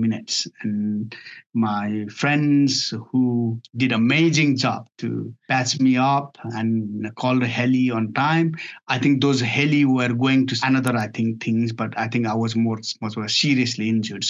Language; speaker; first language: English; non-native, fluent; Nepali